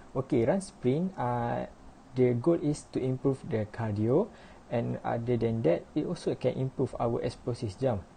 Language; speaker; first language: English; non-native, learner; Malay